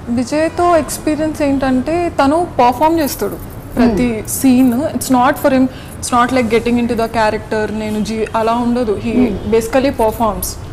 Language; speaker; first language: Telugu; non-native, local second language; Marathi